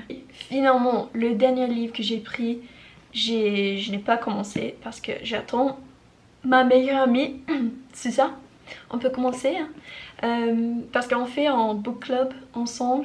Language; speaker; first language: French; non-native, learner; English